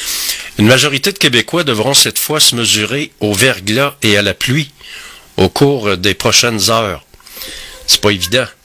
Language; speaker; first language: French; native; French